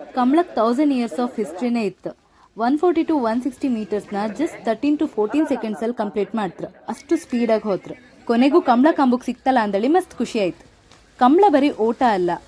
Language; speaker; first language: Kannada; native; Kannada